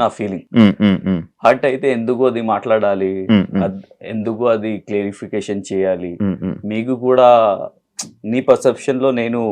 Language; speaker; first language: Telugu; non-native, local second language; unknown